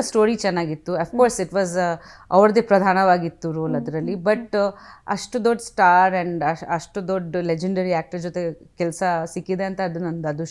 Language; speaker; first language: Kannada; non-native, fluent; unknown